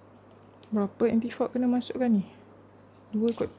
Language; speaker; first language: Malay; native; Malay